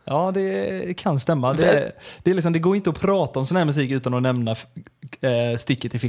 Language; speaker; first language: Swedish; native; Swedish